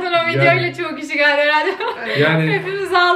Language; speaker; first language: Turkish; native; Turkish